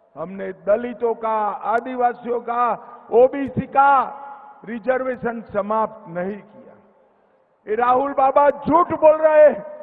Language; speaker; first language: Hindi; non-native, local second language; Gujarati